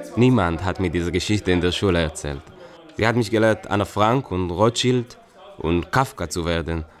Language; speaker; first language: German; non-native, fluent; Hebrew